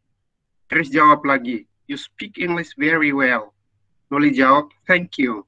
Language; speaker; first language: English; non-native, fluent; Indonesian